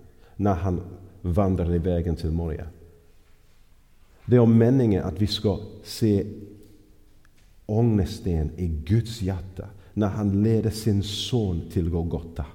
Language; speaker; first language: Swedish; non-native, fluent; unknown